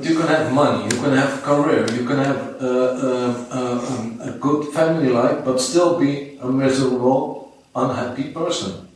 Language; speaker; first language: English; non-native, fluent; Dutch